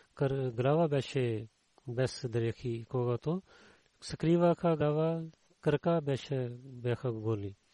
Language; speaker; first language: Bulgarian; non-native, learner; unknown